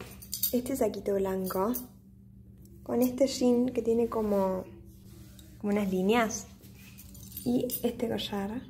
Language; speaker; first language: Spanish; native; Spanish